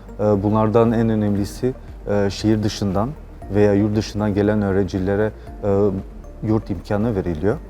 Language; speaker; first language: Turkish; non-native, fluent; Albanian